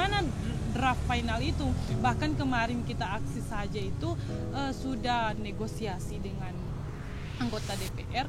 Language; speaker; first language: Indonesian; native; Indonesian